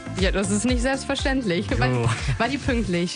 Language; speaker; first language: German; native; German